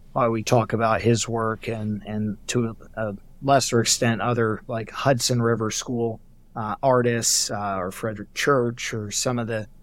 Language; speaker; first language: English; native; English